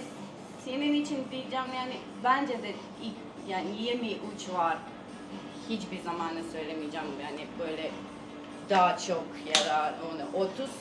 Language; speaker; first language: Turkish; non-native, learner; Croatian